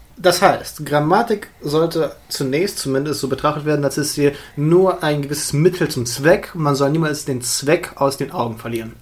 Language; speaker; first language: German; early bilingual, other home language; Russian